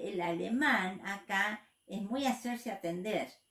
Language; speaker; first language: Spanish; native; Spanish